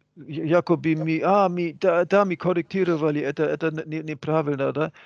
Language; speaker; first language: Russian; non-native, learner; German